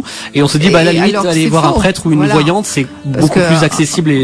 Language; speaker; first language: French; native; French